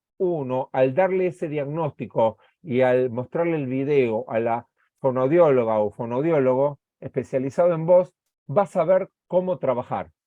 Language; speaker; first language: Spanish; native; Spanish